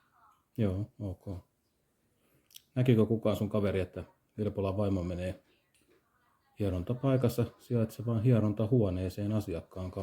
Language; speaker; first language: Finnish; native; Finnish